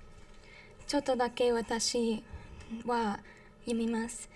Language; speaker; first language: Japanese; non-native, learner; English